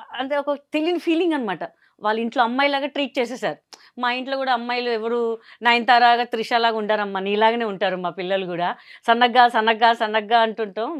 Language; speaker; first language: Telugu; non-native, local second language; Hindi